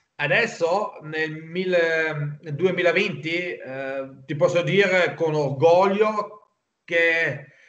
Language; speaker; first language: Italian; non-native, local second language; German